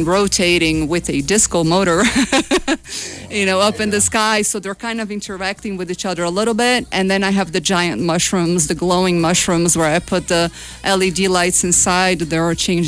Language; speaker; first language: English; non-native, fluent; Portuguese